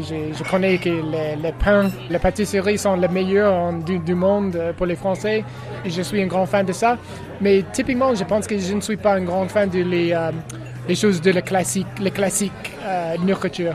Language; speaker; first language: French; non-native, learner; English